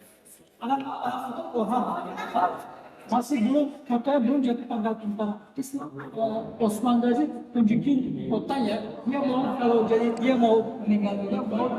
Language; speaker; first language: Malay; non-native, fluent; Turkish